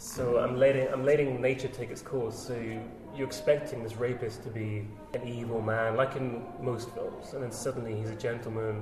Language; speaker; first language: English; native; English